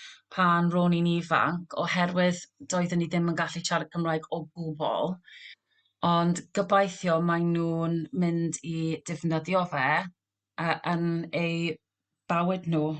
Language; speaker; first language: Welsh; non-native, local second language; English